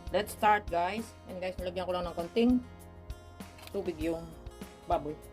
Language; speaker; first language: Filipino; native; Filipino